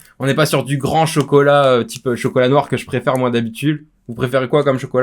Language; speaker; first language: French; native; French